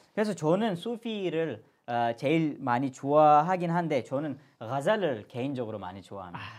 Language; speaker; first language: Korean; non-native, fluent; Urdu